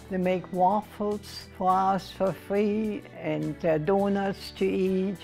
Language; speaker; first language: English; non-native, fluent; German